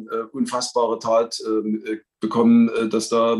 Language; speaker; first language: German; native; German